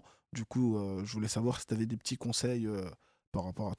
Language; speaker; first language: French; native; French